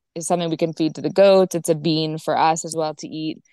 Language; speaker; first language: English; native; English